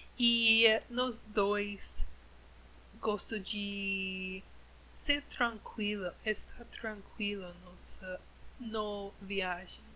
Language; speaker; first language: Portuguese; non-native, learner; English